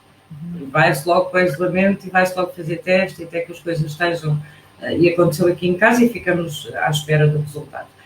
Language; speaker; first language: Portuguese; native; Portuguese